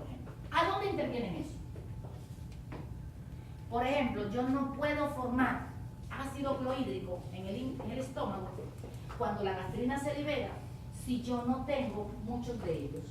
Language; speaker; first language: Spanish; native; Spanish